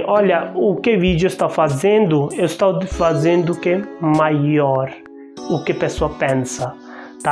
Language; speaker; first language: Portuguese; non-native, learner; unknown